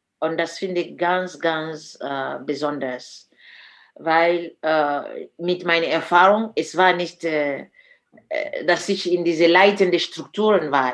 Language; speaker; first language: German; non-native, fluent; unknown